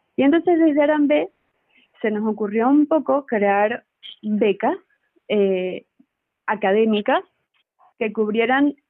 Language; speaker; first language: Spanish; native; Spanish